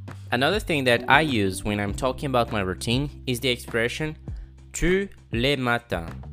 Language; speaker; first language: English; non-native, fluent; Portuguese